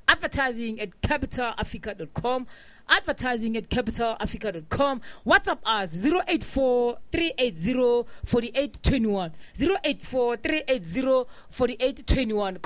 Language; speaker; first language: English; non-native, local second language; Zulu